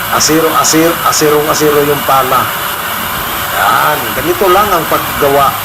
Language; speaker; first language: Filipino; non-native, local second language; Cebuano